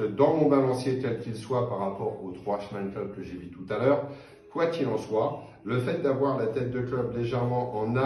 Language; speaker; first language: French; native; French